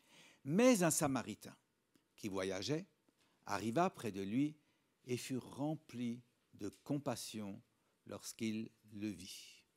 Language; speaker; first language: French; native; French